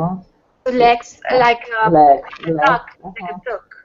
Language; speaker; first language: English; non-native, learner; Spanish